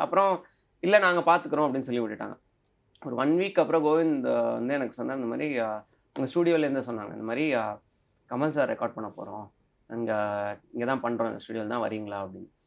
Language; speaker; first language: Tamil; native; Tamil